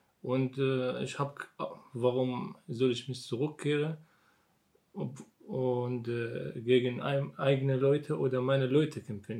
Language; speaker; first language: German; non-native, learner; Arabic